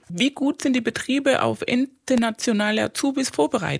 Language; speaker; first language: German; non-native, fluent; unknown